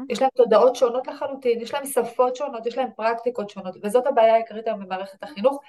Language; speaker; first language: Hebrew; native; Hebrew